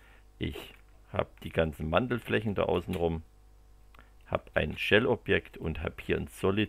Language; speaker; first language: German; native; German